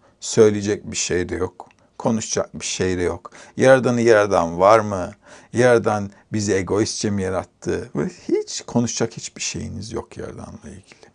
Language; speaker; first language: Turkish; native; Turkish